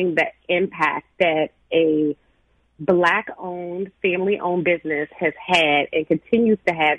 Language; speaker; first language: English; native; English